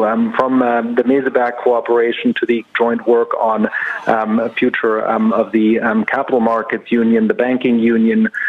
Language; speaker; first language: English; non-native, fluent; German